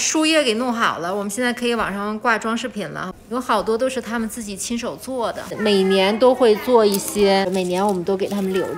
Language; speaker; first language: Chinese; native; Chinese